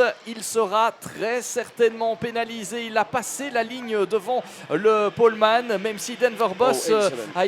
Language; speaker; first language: French; native; French